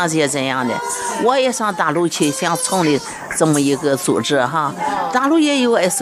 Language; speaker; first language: Chinese; native; Chinese